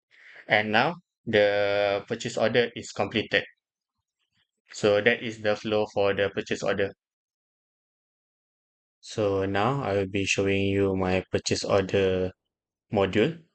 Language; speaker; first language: English; non-native, local second language; Malay